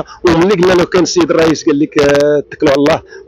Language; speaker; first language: Arabic; native; Arabic